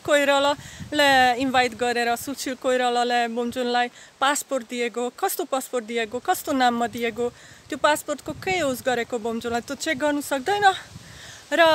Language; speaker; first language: Nepali; non-native, fluent; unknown